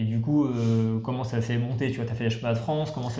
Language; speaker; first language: French; native; French